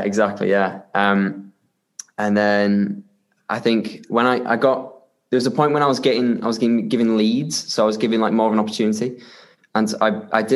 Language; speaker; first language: English; native; English